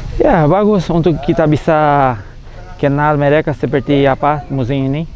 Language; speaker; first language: Indonesian; non-native, fluent; Portuguese